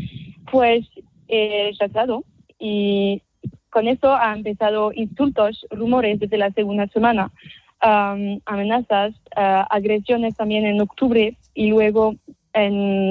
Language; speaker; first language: Spanish; non-native, fluent; French